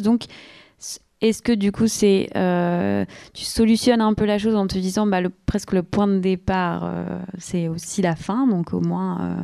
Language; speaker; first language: French; native; French